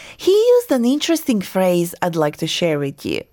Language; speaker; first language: English; non-native, fluent; Croatian